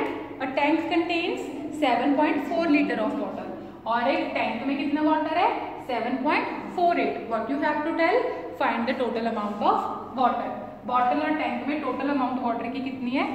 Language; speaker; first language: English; non-native, local second language; Hindi